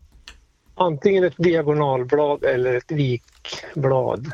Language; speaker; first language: Swedish; native; Swedish